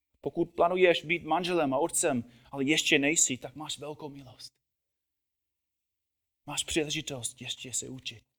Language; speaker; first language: Czech; non-native, fluent; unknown